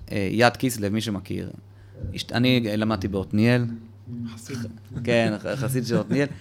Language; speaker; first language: Hebrew; early bilingual, other home language; Russian